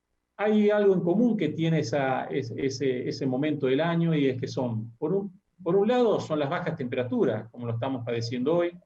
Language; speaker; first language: Spanish; native; Spanish